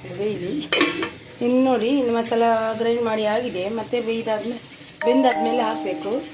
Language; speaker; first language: Kannada; non-native, local second language; Tulu